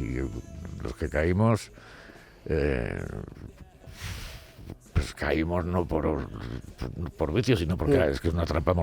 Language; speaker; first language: Spanish; native; Spanish